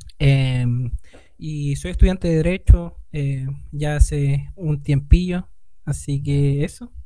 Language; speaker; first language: Spanish; native; Spanish